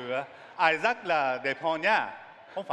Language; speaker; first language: Vietnamese; non-native, learner; Japanese